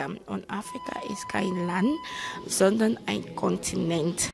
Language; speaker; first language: German; non-native, fluent; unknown